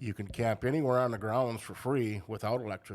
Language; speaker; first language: English; native; English